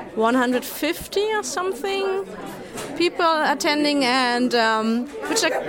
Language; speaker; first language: English; non-native, fluent; German